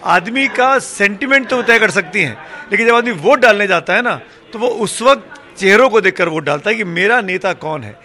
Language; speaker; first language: Hindi; native; Hindi